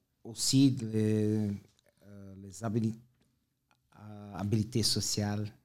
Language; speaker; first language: French; non-native, fluent; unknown